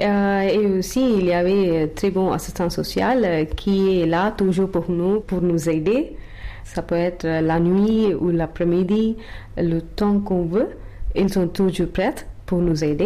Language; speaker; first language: French; non-native, learner; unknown